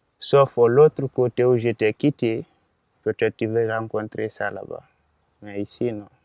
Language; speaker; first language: French; non-native, local second language; Fula